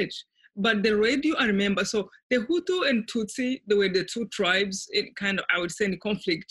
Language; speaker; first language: English; non-native, local second language; Kinyarwanda